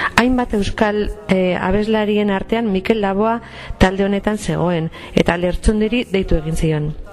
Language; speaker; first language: Basque; non-native, local second language; Spanish